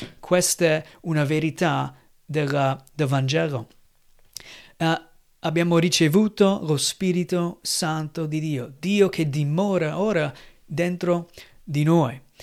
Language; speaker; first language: Italian; non-native, fluent; English